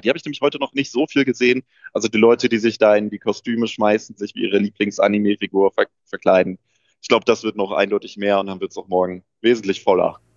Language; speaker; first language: German; native; German